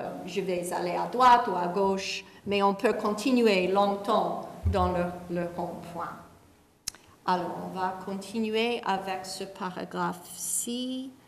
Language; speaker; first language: French; non-native, fluent; English